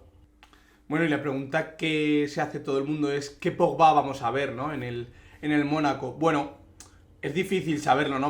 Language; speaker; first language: Spanish; native; Spanish